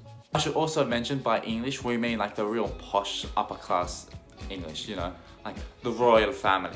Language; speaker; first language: English; native; English